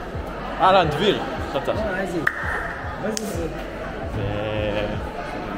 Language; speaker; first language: Hebrew; non-native, fluent; Korean